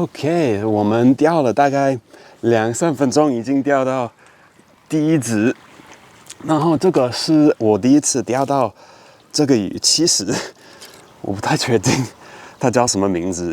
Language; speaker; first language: Chinese; non-native, fluent; English